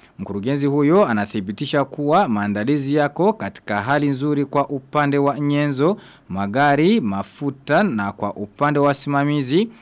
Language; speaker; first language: Swahili; non-native, local second language; Rundi